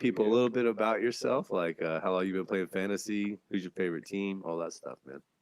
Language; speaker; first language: English; native; English